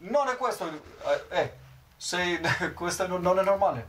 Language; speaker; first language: Italian; non-native, learner; Albanian